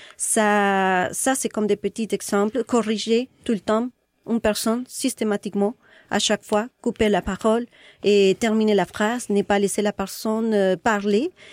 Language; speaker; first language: French; non-native, fluent; Spanish